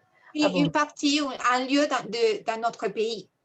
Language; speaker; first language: French; non-native, fluent; Spanish